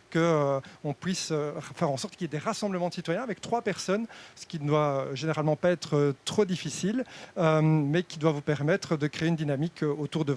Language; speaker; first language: French; native; French